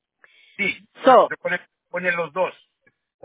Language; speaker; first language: Spanish; non-native, learner; Haitian Creole